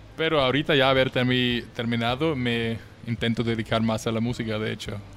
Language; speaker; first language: Spanish; non-native, fluent; German